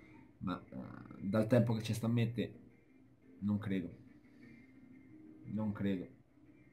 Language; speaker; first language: Italian; native; Italian